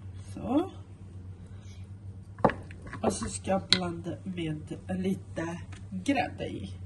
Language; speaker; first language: Swedish; non-native, fluent; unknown